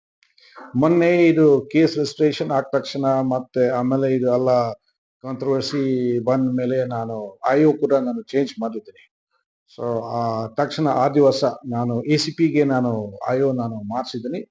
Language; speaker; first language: Kannada; non-native, fluent; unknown